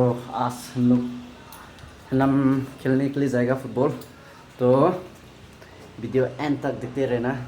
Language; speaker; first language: Hindi; non-native, local second language; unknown